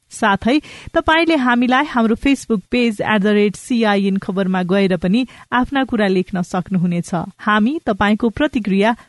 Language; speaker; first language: Nepali; non-native, local second language; Maithili